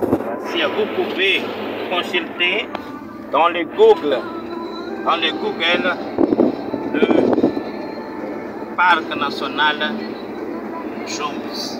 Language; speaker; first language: French; non-native, local second language; Malagasy